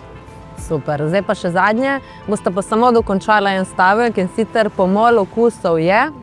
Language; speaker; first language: Slovenian; native; Slovenian